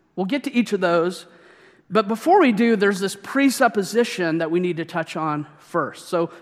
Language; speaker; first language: English; native; English